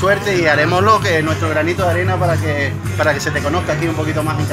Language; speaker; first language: Spanish; native; Spanish